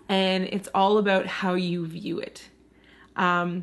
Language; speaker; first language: English; native; English